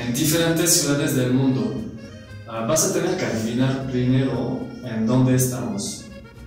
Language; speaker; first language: Spanish; non-native, fluent; French